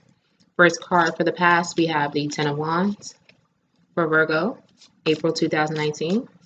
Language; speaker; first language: English; native; English